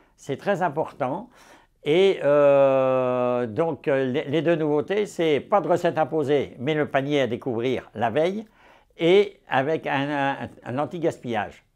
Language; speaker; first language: French; native; French